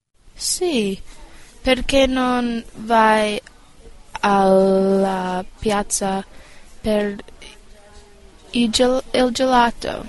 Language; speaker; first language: Italian; non-native, learner; English